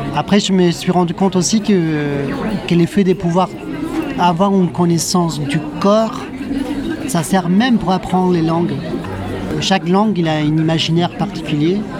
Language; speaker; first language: French; non-native, fluent; Spanish